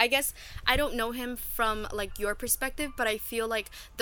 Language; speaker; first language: English; native; English